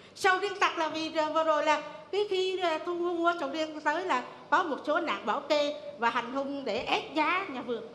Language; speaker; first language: Vietnamese; native; Vietnamese